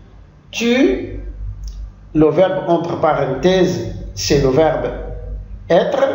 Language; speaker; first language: French; non-native, fluent; Arabic